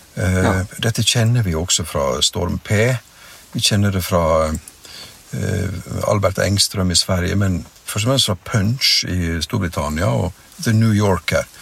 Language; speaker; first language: Norwegian; native; Norwegian